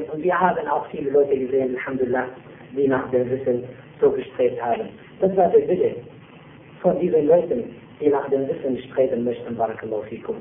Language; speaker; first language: German; non-native, fluent; Arabic